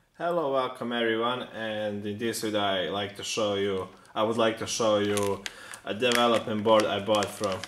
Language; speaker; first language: English; non-native, fluent; Serbian